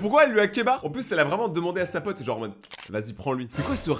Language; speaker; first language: French; native; French